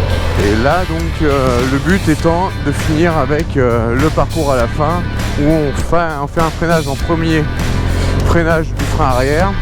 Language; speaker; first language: French; native; French